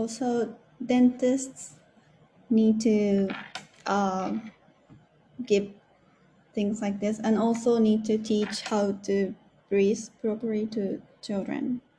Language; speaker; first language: English; non-native, learner; Japanese